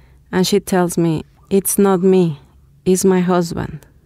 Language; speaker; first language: English; non-native, fluent; Spanish